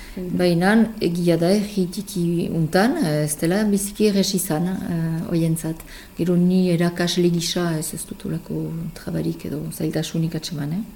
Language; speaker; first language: Basque; native; Basque